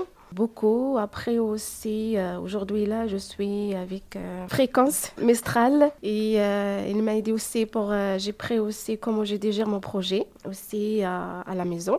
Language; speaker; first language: French; non-native, learner; Arabic